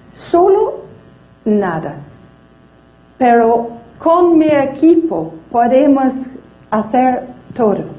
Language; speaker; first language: Spanish; non-native, fluent; English